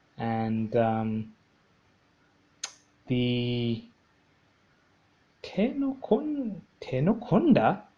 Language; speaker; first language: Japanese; non-native, learner; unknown